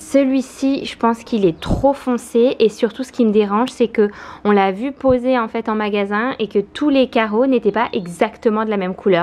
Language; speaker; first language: French; native; French